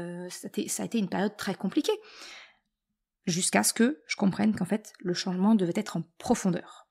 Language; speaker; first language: French; native; French